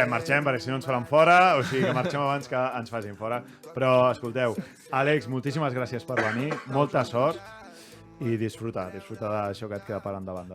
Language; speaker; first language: Catalan; native; Catalan